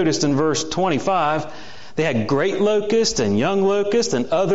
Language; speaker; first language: English; native; English